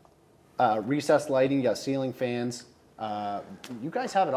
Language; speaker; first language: English; native; English